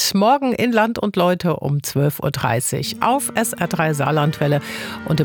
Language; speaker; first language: German; native; German